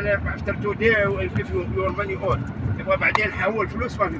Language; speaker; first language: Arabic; native; Arabic